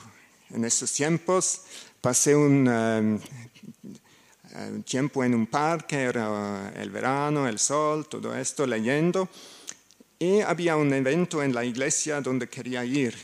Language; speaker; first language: Spanish; non-native, learner; German